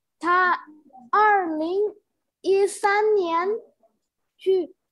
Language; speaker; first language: Chinese; non-native, learner; Spanish